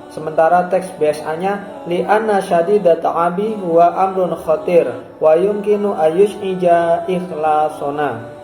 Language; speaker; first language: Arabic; non-native, learner; Indonesian